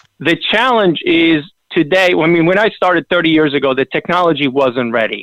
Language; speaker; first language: English; non-native, fluent; Spanish